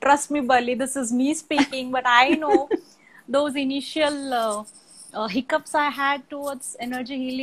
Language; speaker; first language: English; non-native, local second language; Marathi